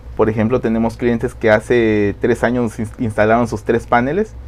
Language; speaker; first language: Spanish; native; Spanish